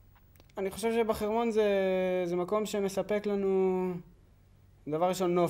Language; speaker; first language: Hebrew; native; Hebrew